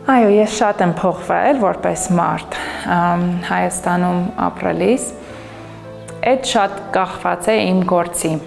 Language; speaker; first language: Armenian; non-native, fluent; English